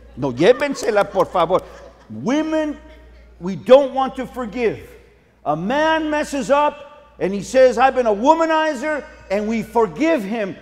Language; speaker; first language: English; early bilingual, other home language; Spanish